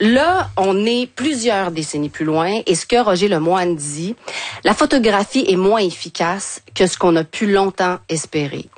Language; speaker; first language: French; native; French